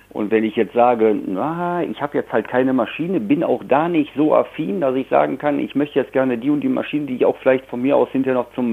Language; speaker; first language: German; native; German